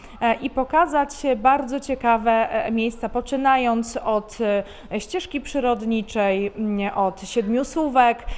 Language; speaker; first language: Polish; native; Polish